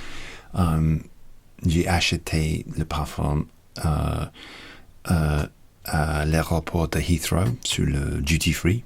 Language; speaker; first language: French; non-native, learner; English